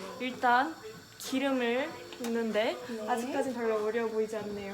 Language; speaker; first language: Korean; non-native, fluent; French